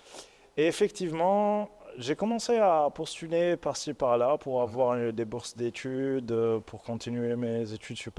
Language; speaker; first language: French; non-native, local second language; Arabic